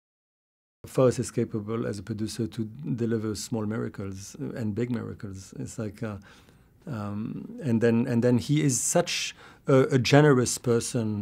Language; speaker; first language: English; non-native, fluent; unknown